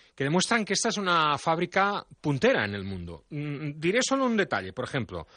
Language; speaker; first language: Spanish; non-native, local second language; Catalan